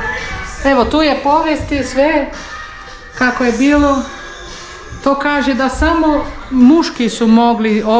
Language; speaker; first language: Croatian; non-native, learner; Portuguese